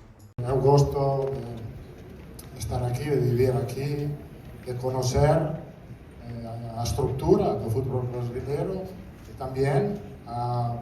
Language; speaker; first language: Portuguese; non-native, fluent; Italian